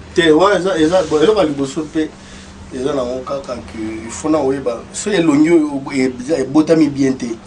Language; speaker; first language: Lingala; native; Lingala